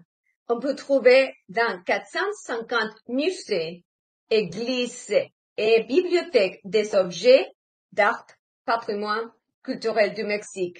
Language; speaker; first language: French; non-native, fluent; Spanish